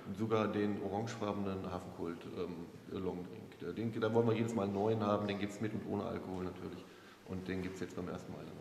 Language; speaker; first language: German; native; German